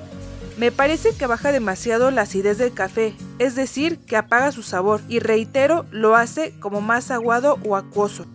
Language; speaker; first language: Spanish; native; Spanish